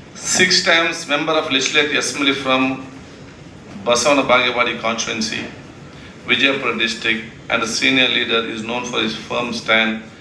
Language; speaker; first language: English; non-native, local second language; Kannada